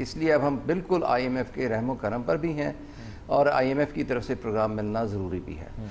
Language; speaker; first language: Urdu; native; Urdu